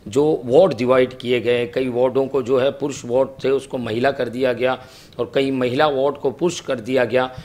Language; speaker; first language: Hindi; non-native, local second language; Marathi